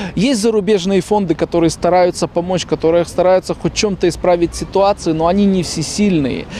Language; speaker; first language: Russian; native; Russian